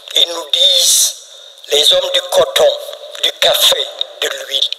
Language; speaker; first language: French; non-native, local second language; Wolof